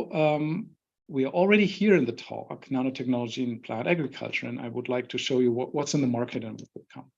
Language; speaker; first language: English; non-native, fluent; German